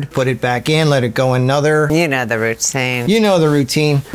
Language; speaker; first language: English; native; English